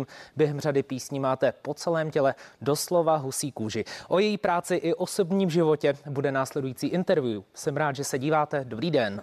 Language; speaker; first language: Czech; native; Czech